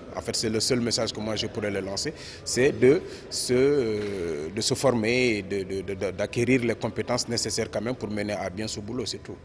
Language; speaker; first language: French; non-native, local second language; Wolof